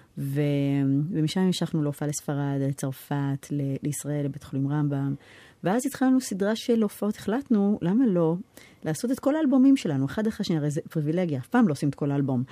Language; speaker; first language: Hebrew; early bilingual, heritage; Hebrew